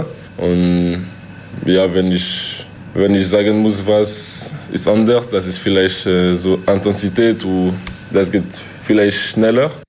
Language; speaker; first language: German; non-native, learner; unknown